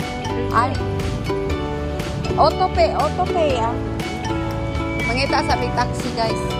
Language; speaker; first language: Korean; non-native, fluent; Cebuano